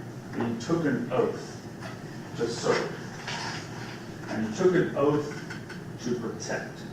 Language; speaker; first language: English; native; English